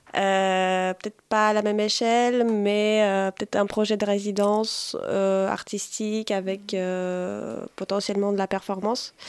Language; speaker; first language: French; non-native, fluent; Polish